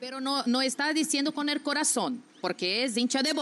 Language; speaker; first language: Spanish; non-native, learner; Portuguese